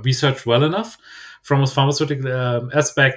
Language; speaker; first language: English; non-native, fluent; German